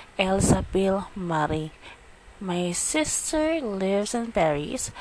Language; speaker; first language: French; non-native, learner; Filipino